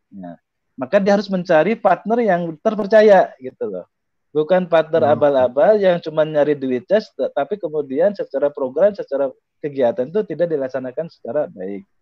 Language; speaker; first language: Indonesian; native; Indonesian